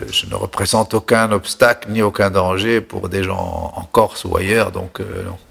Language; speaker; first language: French; non-native, local second language; Arabic